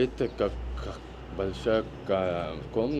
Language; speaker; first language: Russian; non-native, learner; Arabic